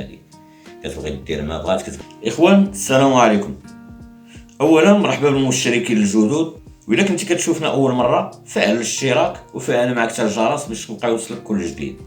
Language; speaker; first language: Arabic; native; Arabic